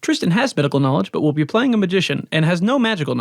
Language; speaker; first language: English; native; English